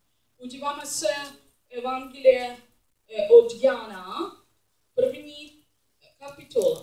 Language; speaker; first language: Czech; non-native, learner; English